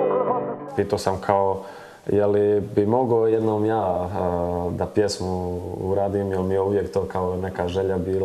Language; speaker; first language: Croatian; early bilingual, heritage; Croatian